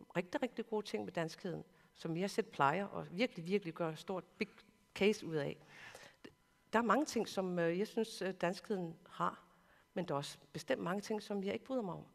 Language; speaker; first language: Danish; non-native, local second language; Kalaallisut